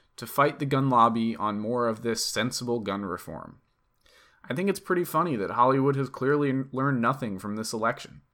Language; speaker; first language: English; native; English